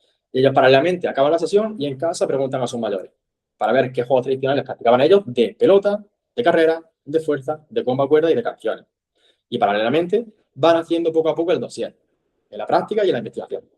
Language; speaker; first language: Spanish; native; Spanish